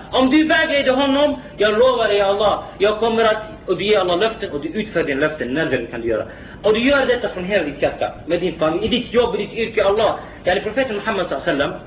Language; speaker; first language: Swedish; non-native, fluent; Arabic